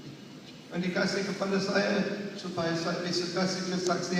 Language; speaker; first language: Indonesian; non-native, learner; English